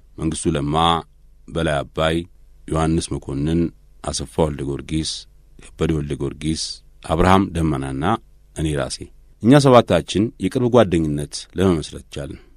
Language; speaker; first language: Amharic; native; Amharic